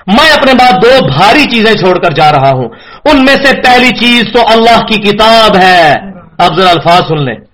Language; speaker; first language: Urdu; non-native, local second language; Punjabi